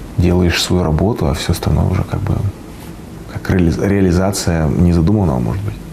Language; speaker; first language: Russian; native; Russian